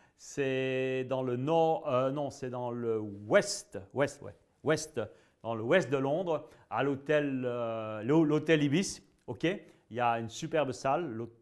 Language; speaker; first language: French; native; French